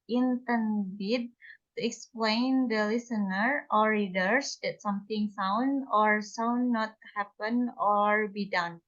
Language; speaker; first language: English; non-native, learner; Indonesian